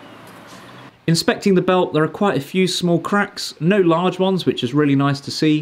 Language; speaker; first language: English; native; English